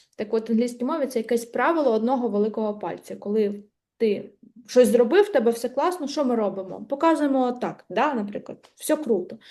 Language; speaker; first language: Ukrainian; native; Ukrainian